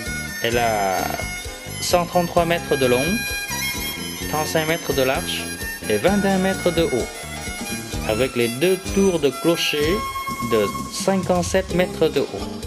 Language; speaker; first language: French; non-native, fluent; Vietnamese